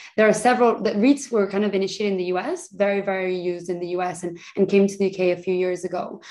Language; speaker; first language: English; early bilingual, other home language; Spanish